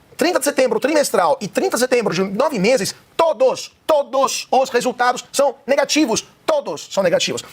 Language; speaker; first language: Portuguese; non-native, fluent; Italian